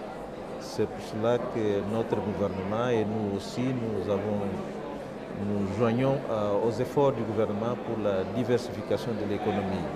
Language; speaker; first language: French; non-native, fluent; Portuguese